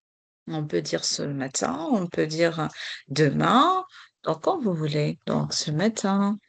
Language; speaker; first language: French; non-native, local second language; Arabic